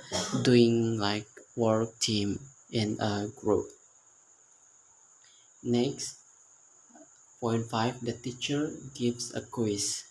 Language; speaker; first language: English; non-native, learner; Indonesian